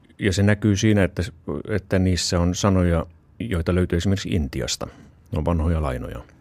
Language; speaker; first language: Finnish; native; Finnish